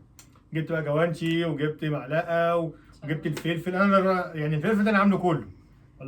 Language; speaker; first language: Arabic; native; Arabic